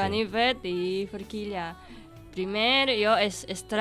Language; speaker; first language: Catalan; non-native, learner; Indonesian